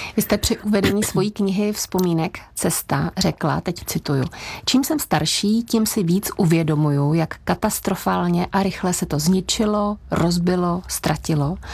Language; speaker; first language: Czech; native; Czech